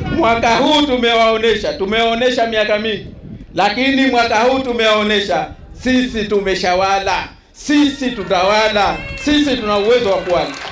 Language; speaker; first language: Swahili; native; Swahili